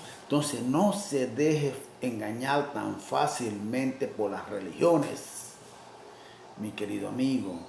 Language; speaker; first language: Spanish; native; Spanish